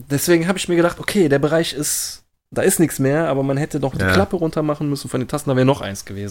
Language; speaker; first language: German; native; German